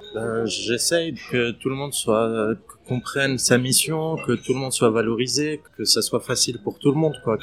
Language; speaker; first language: French; non-native, fluent; Arabic